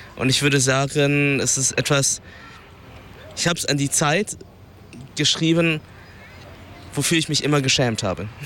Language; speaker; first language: German; early bilingual, other home language; Vietnamese